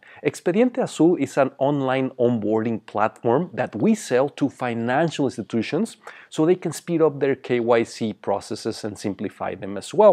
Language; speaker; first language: English; non-native, fluent; Spanish